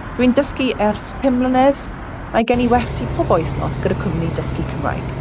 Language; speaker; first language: Welsh; non-native, local second language; English